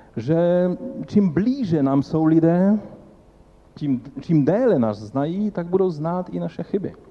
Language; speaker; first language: Czech; non-native, local second language; Polish